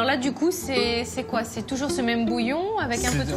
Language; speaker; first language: French; native; French